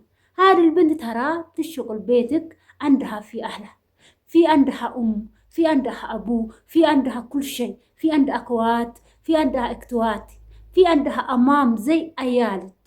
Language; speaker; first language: Arabic; non-native, learner; Oromo